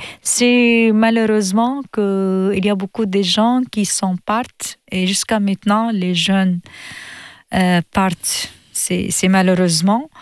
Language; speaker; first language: French; non-native, learner; Arabic